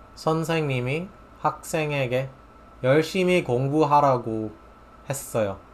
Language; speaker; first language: Korean; non-native, fluent; English